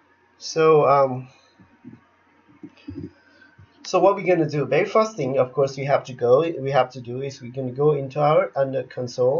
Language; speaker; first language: English; non-native, fluent; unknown